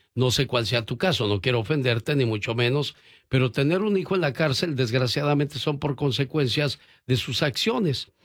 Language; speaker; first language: Spanish; native; Spanish